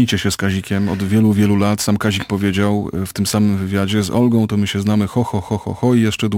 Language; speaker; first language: Polish; native; Polish